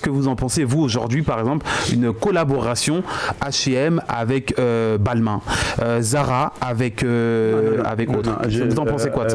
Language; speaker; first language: French; native; French